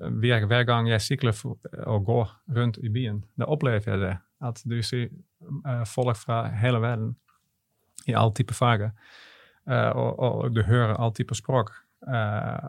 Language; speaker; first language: Swedish; non-native, learner; Dutch